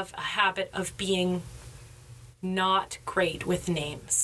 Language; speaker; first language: English; native; English